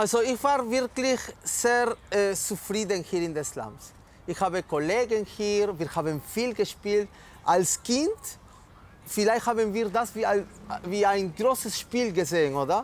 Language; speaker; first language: German; non-native, fluent; Spanish